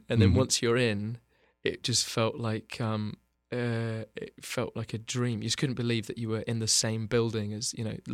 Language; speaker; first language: English; native; English